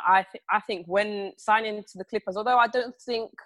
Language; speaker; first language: English; native; English